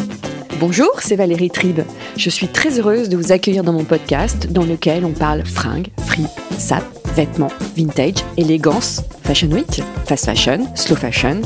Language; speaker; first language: French; native; French